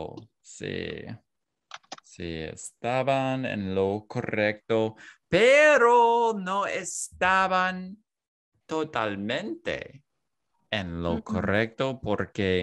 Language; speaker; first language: Spanish; non-native, learner; English